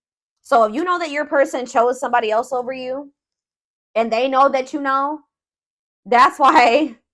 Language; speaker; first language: English; native; English